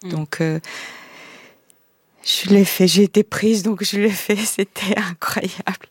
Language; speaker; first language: French; non-native, fluent; Korean